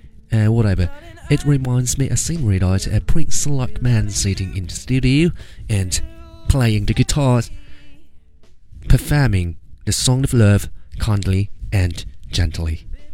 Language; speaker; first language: English; non-native, fluent; Chinese